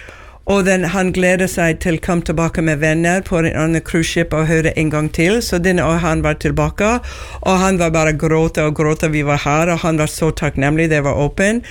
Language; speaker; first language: Norwegian; non-native, learner; English